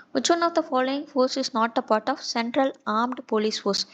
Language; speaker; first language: English; non-native, local second language; Tamil